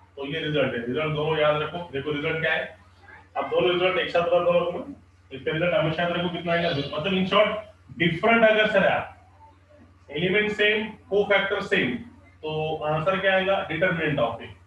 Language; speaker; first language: Hindi; non-native, local second language; Marathi